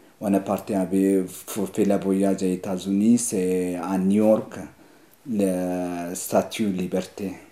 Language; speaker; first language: French; non-native, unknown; Amharic